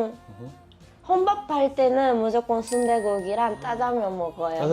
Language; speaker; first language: Korean; non-native, learner; Japanese